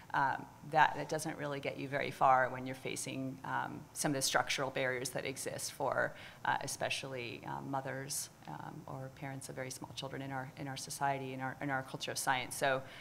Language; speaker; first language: English; native; English